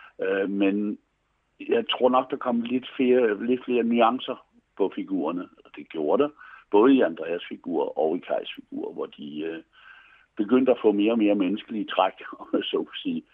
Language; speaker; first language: Danish; native; Danish